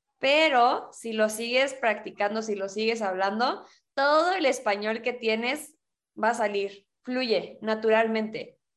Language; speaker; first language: Spanish; native; Spanish